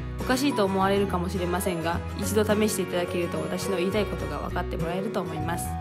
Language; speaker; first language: Japanese; native; Japanese